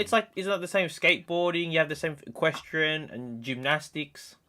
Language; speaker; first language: English; native; English